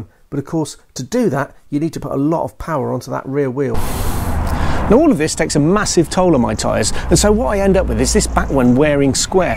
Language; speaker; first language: English; native; English